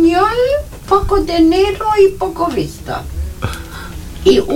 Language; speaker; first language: Spanish; non-native, learner; German